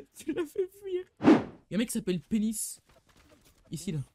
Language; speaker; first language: French; native; French